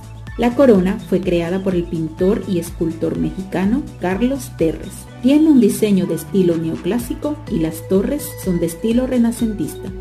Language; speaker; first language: Spanish; native; Spanish